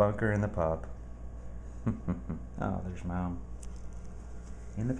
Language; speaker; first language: English; native; English